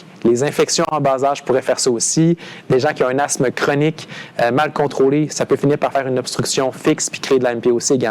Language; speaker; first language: French; native; French